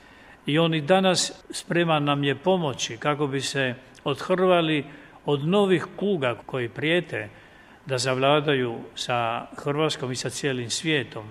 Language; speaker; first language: Croatian; native; Croatian